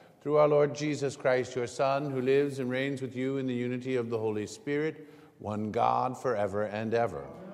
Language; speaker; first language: English; native; English